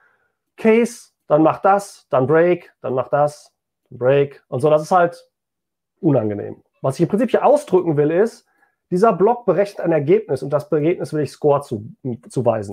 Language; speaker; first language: German; native; German